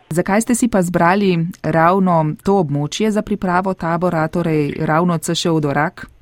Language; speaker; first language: Slovenian; native; Slovenian